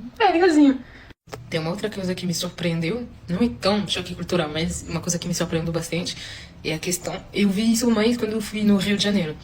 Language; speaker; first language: Portuguese; non-native, fluent; French